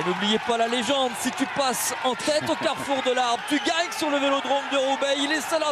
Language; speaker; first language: French; native; French